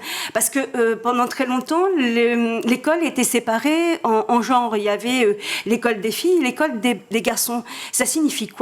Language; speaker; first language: French; native; French